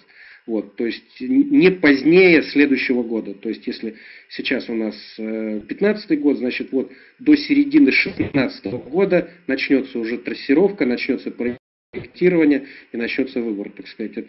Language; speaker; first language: Russian; native; Russian